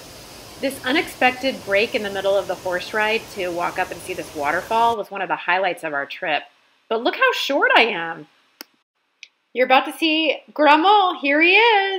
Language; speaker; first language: English; native; English